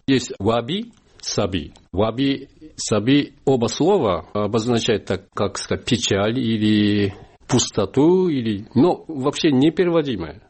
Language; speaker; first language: Russian; non-native, fluent; Japanese